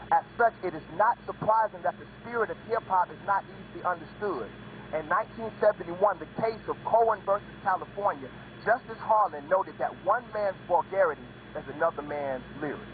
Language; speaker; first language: English; native; English